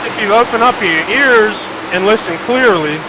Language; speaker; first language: English; native; English